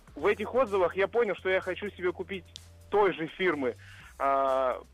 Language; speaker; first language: Russian; native; Russian